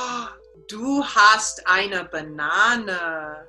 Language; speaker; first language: German; non-native, learner; English